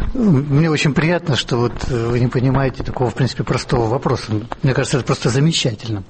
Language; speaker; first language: Russian; native; Russian